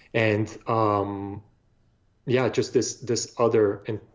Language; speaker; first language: English; non-native, fluent; Bulgarian